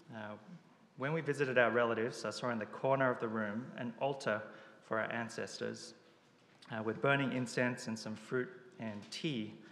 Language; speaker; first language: English; early bilingual, other home language; Japanese